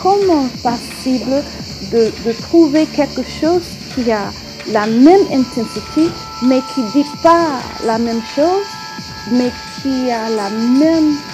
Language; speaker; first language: French; non-native, fluent; English